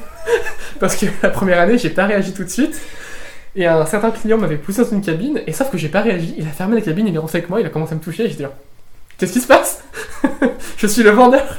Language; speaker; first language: French; native; French